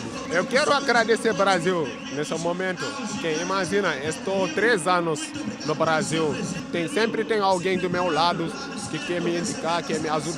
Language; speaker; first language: Portuguese; non-native, learner; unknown